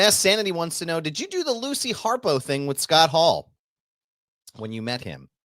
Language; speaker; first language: English; native; English